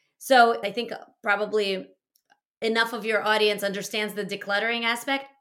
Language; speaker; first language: English; early bilingual, other home language; Russian